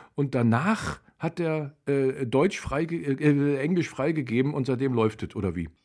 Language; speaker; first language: German; native; German